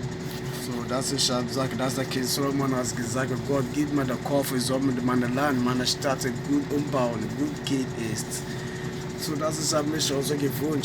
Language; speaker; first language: German; non-native, learner; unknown